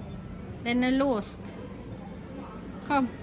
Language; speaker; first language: Swedish; non-native, learner; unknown